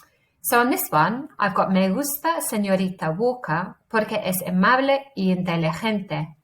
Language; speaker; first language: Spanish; non-native, fluent; English